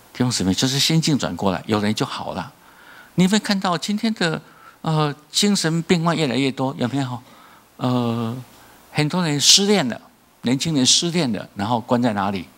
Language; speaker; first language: Chinese; native; Chinese